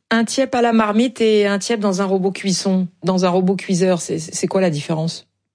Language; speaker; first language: French; native; French